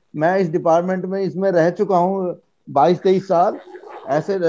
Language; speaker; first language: Hindi; native; Hindi